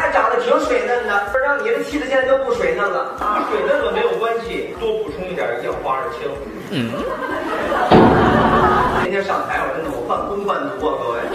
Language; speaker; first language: Chinese; native; Chinese